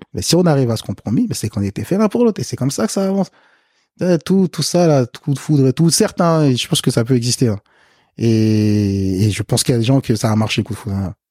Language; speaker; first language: French; early bilingual, other home language; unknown